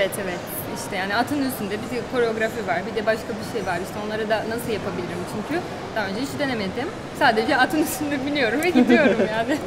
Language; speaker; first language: Turkish; non-native, fluent; Portuguese